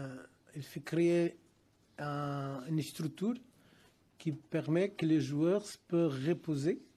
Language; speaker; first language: French; non-native, fluent; Portuguese